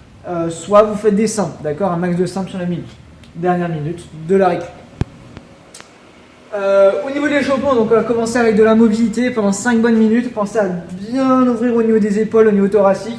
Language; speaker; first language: French; native; French